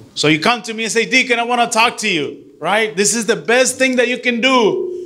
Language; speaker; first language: English; early bilingual, other home language; Spanish